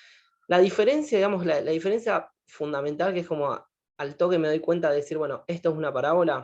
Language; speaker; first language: Spanish; native; Spanish